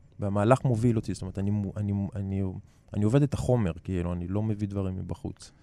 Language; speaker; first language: Hebrew; native; Hebrew